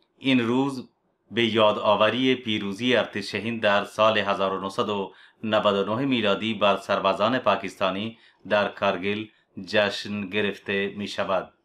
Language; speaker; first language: Persian; non-native, fluent; Urdu